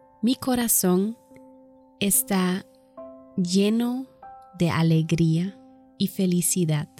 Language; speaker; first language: Spanish; non-native, fluent; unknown